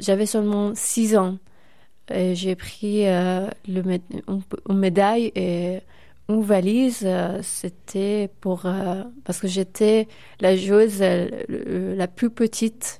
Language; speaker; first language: French; non-native, fluent; Persian